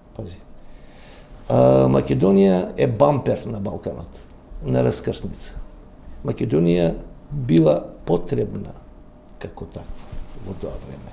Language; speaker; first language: Macedonian; non-native, local second language; Albanian